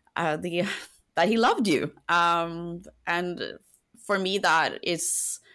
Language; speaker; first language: English; non-native, fluent; Norwegian